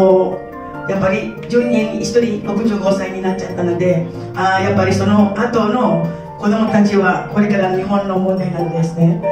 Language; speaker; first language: Japanese; non-native, learner; Filipino